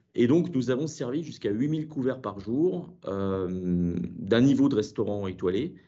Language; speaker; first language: French; native; French